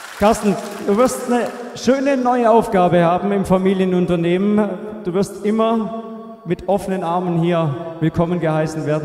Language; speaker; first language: German; native; German